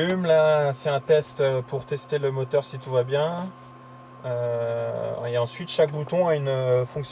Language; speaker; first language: French; native; French